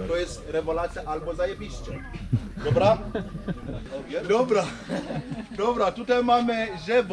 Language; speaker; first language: Polish; non-native, learner; Swahili